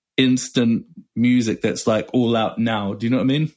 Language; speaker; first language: English; native; English